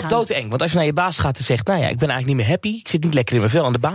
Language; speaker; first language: Dutch; native; Dutch